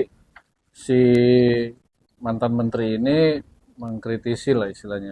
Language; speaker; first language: Indonesian; native; Indonesian